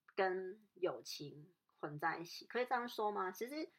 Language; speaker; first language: Chinese; non-native, local second language; Cantonese